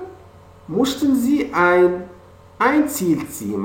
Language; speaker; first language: German; non-native, fluent; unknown